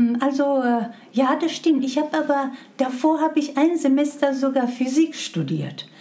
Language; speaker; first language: German; non-native, fluent; Persian